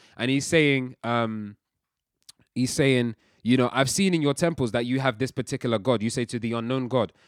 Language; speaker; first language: English; early bilingual, other home language; Yoruba